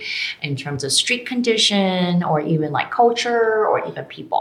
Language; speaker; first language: English; non-native, local second language; Cantonese